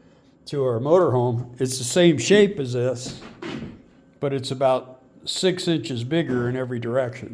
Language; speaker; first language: English; native; English